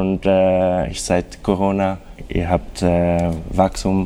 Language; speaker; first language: German; non-native, local second language; French